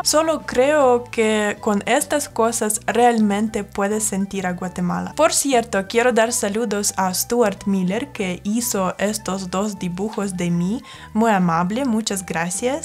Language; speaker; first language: Spanish; non-native, fluent; Russian